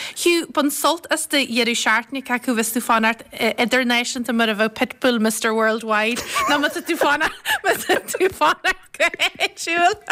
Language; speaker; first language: Irish; native; Irish